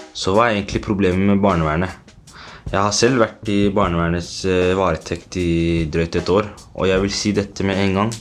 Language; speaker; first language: Norwegian; early bilingual, other home language; Somali